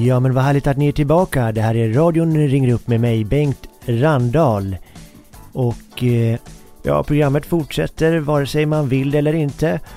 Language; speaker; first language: Swedish; native; Swedish